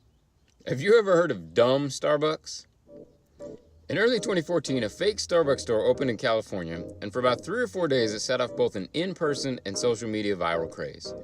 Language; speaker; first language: English; native; English